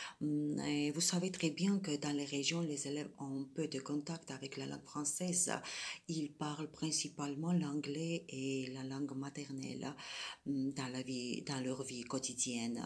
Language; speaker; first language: French; non-native, fluent; Georgian